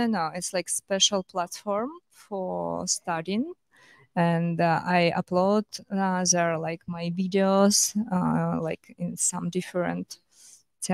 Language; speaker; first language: English; non-native, fluent; Russian